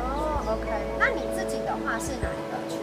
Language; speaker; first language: Chinese; native; Chinese